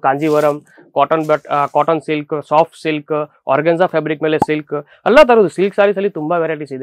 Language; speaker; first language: Kannada; non-native, fluent; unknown